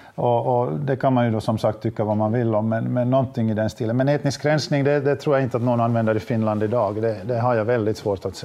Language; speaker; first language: Swedish; native; Swedish